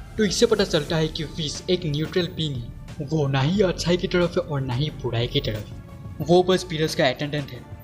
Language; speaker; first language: Hindi; non-native, local second language; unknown